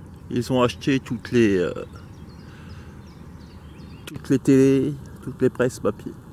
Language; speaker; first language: French; native; French